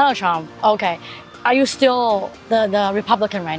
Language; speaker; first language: English; non-native, fluent; Chinese